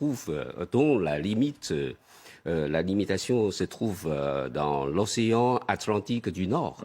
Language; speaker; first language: French; non-native, fluent; Chinese